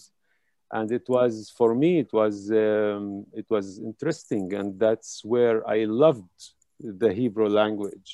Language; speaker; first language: English; non-native, fluent; Hebrew